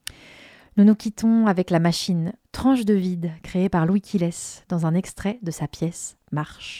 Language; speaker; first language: French; native; French